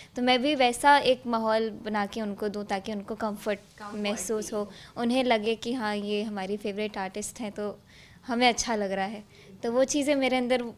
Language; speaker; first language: Hindi; native; Hindi